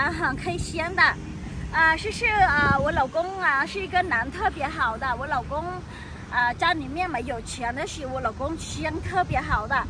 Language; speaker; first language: Chinese; non-native, learner; Hmong